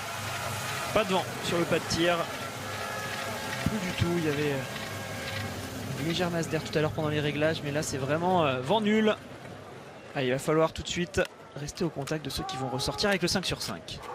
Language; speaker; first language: French; native; French